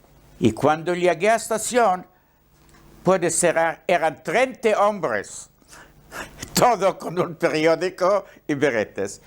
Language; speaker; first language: Spanish; non-native, learner; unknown